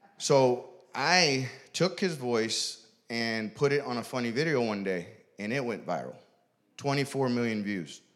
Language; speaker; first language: English; native; English